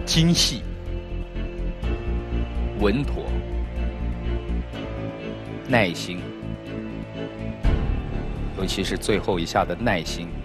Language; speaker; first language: Chinese; native; Chinese